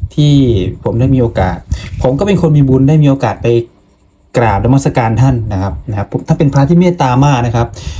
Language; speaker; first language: Thai; non-native, local second language; Lao